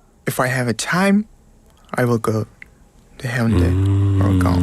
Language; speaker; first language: English; non-native, learner; Mongolian